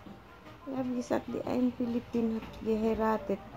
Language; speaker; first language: German; non-native, learner; Filipino